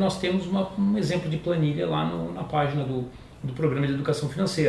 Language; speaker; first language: Portuguese; native; Portuguese